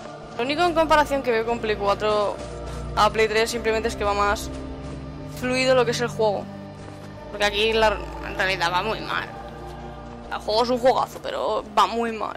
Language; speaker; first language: Spanish; native; Spanish